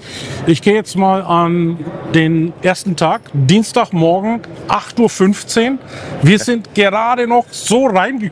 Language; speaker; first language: German; native; German